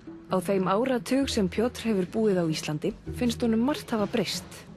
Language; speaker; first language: Icelandic; native; Icelandic